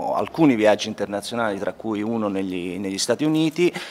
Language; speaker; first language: Italian; native; Italian